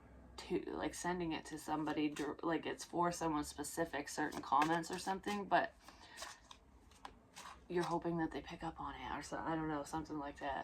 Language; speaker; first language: English; native; English